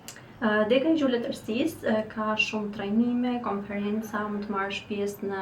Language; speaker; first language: Albanian; native; Albanian